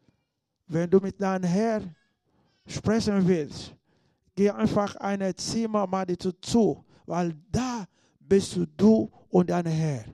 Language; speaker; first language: German; non-native, fluent; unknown